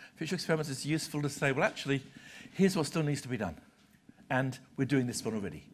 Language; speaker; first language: English; native; English